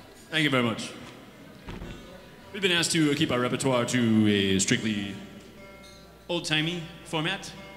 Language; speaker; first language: English; native; English